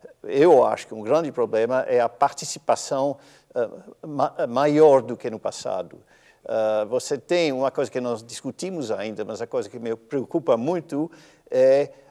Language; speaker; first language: Portuguese; non-native, fluent; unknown